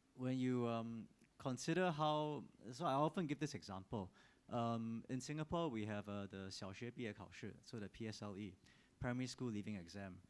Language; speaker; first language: English; native; English